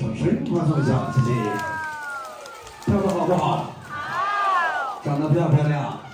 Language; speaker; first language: Chinese; native; Chinese